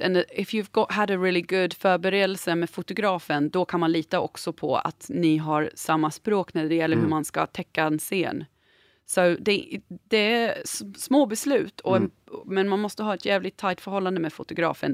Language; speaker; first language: Swedish; non-native, fluent; English